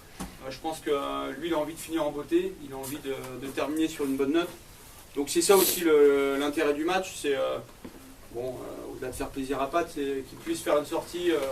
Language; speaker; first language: French; native; French